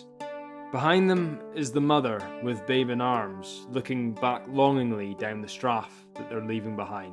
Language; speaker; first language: English; native; English